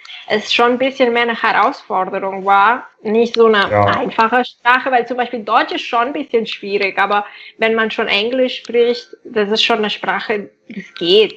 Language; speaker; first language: German; non-native, fluent; Catalan